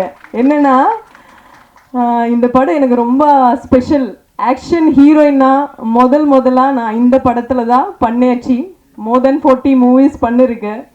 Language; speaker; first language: Tamil; non-native, fluent; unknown